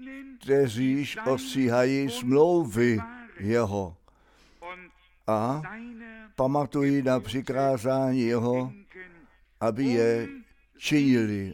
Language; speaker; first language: Czech; non-native, fluent; German